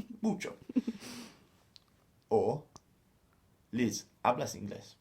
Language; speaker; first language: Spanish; non-native, fluent; English